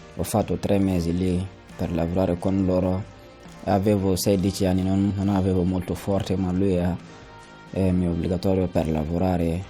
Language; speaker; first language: Italian; non-native, learner; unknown